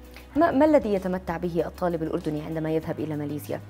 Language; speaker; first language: Arabic; native; Arabic